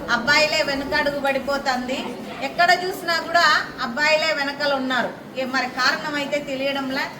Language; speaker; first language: Telugu; native; Telugu